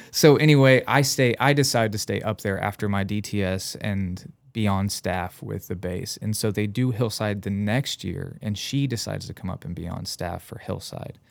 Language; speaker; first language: English; native; English